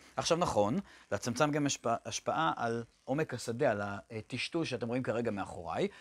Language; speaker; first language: Hebrew; native; Hebrew